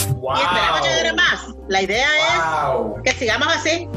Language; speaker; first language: Spanish; native; Spanish